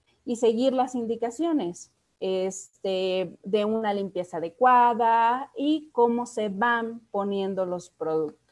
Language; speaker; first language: Spanish; native; Spanish